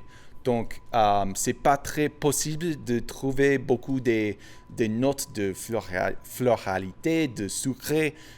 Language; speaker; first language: French; non-native, fluent; English